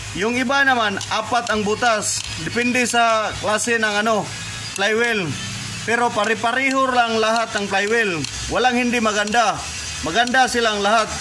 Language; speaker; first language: Filipino; non-native, local second language; Cebuano